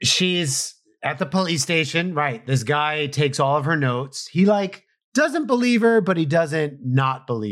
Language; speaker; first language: English; native; English